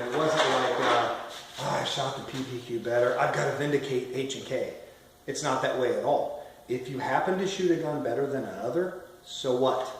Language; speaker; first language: English; native; English